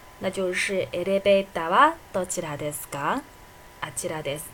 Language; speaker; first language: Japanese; non-native, fluent; Chinese